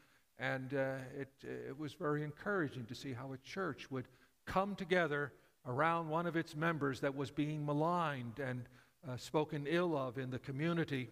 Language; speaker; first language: English; native; English